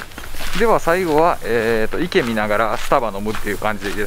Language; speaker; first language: Japanese; native; Japanese